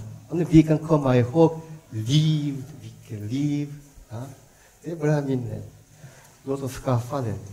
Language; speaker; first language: Swedish; non-native, learner; Japanese